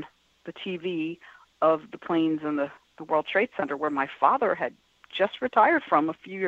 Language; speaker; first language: English; native; English